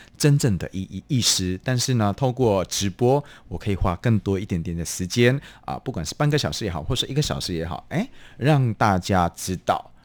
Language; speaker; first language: Chinese; non-native, fluent; Indonesian